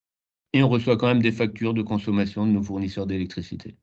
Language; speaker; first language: French; native; French